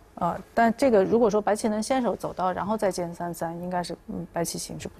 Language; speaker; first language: Chinese; native; Chinese